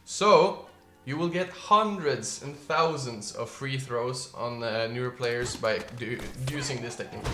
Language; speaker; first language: English; non-native, fluent; Norwegian